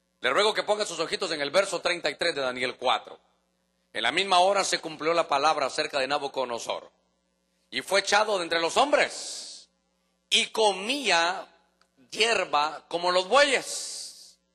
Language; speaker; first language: Spanish; native; Spanish